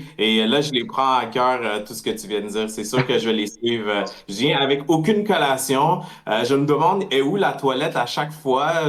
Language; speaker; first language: French; native; French